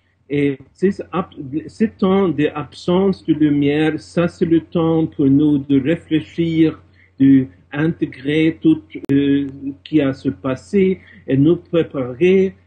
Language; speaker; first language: French; non-native, fluent; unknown